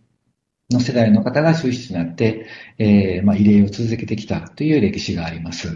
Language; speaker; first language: Japanese; native; Japanese